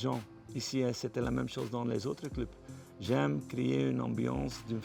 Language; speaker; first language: French; non-native, local second language; Dutch